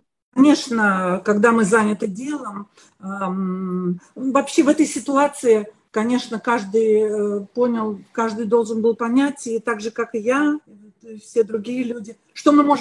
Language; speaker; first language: Russian; native; Russian